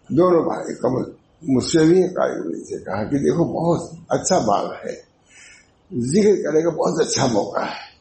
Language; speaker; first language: Urdu; native; Urdu